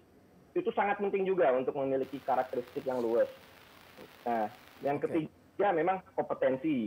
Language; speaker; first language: Indonesian; native; Indonesian